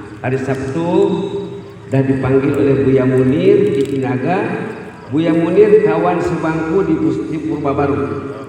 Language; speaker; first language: Indonesian; non-native, local second language; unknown